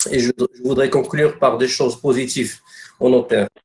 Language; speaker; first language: French; non-native, local second language; Arabic